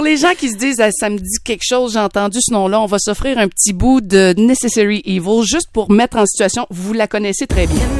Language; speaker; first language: French; native; French